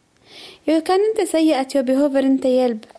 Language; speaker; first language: Swedish; non-native, learner; Arabic